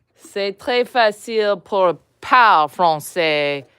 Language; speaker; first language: French; non-native, learner; English